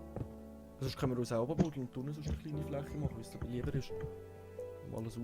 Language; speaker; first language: German; native; German